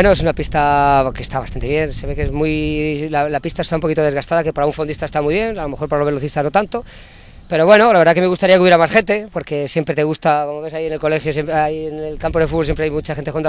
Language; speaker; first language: Spanish; native; Spanish